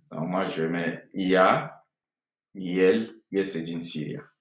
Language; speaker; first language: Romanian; non-native, fluent; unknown